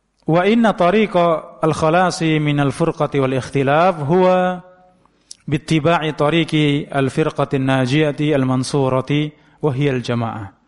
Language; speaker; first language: Arabic; non-native, fluent; Indonesian